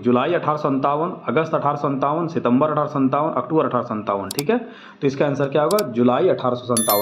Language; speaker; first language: Hindi; native; Hindi